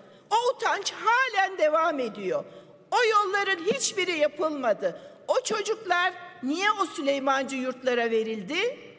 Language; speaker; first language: Turkish; native; Turkish